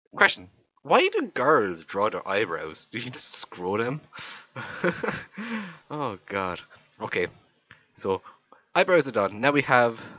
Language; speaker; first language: English; native; English